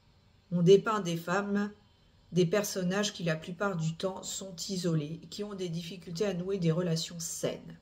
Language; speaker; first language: French; native; French